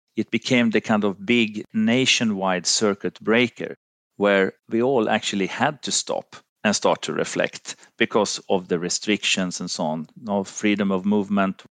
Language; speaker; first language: English; non-native, fluent; Finnish